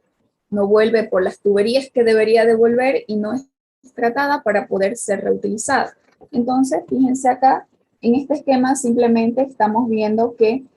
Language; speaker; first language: Spanish; native; Spanish